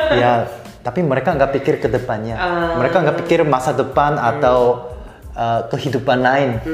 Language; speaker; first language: Indonesian; non-native, fluent; Korean